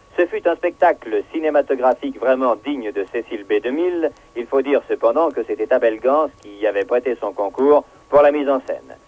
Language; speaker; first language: French; native; French